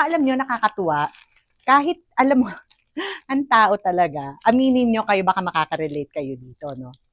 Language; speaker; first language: Filipino; native; Filipino